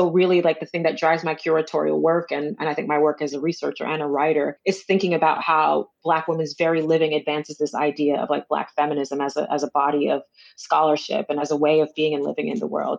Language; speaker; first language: English; native; English